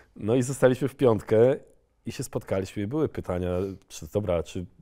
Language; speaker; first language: Polish; native; Polish